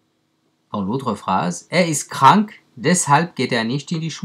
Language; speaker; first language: German; non-native, fluent; French